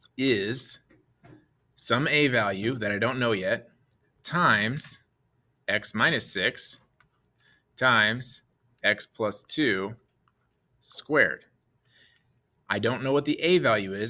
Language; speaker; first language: English; native; English